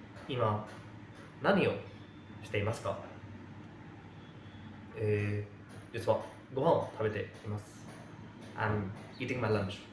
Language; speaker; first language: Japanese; non-native, fluent; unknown